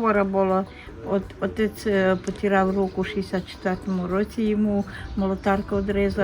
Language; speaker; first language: Ukrainian; non-native, local second language; Hungarian